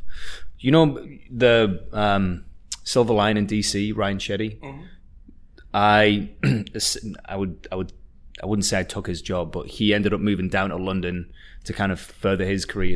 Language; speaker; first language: English; native; English